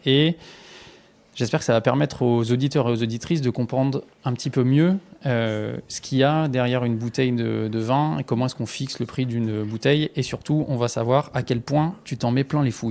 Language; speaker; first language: French; native; French